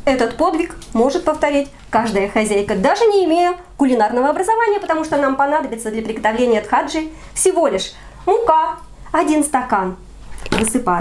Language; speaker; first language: Russian; native; Russian